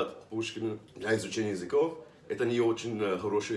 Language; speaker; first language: Russian; non-native, learner; Portuguese